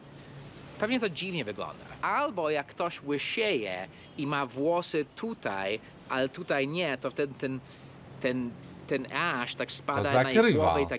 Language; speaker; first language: Polish; early bilingual, heritage; Polish